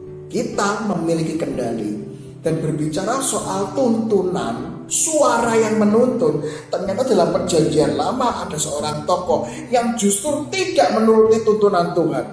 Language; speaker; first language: Indonesian; native; Indonesian